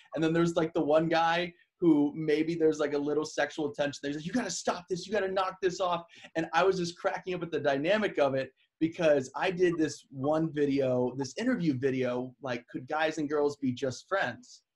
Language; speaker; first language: English; native; English